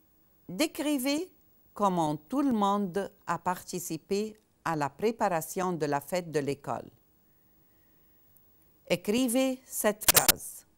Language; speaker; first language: French; non-native, fluent; Arabic